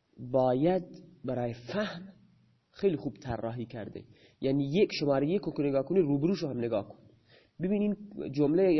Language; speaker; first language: Persian; non-native, local second language; Baluchi